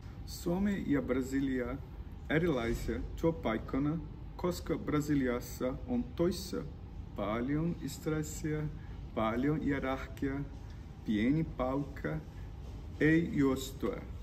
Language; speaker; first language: Finnish; non-native, learner; Portuguese